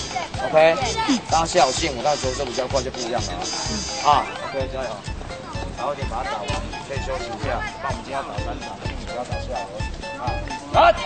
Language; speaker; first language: Chinese; native; Chinese